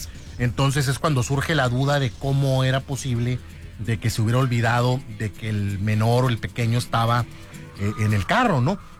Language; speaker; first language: Spanish; native; Spanish